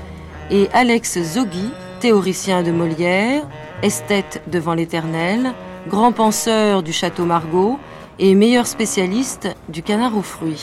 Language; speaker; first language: French; native; French